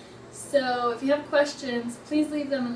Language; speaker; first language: English; native; English